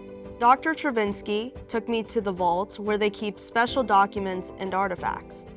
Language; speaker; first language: English; native; English